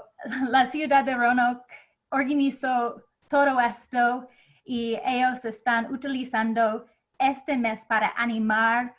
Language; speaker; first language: Spanish; non-native, fluent; English